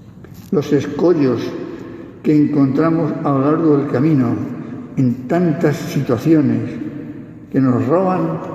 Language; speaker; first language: Spanish; native; Spanish